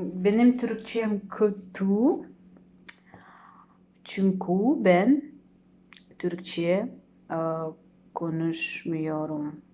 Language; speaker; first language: Turkish; non-native, learner; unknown